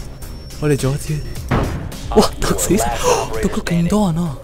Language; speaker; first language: Chinese; native; Chinese